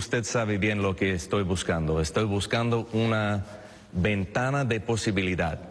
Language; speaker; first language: Spanish; non-native, fluent; English